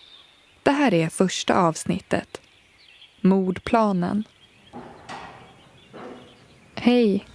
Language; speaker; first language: Swedish; native; Swedish